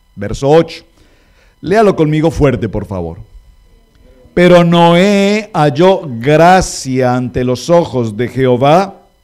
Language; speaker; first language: Spanish; native; Spanish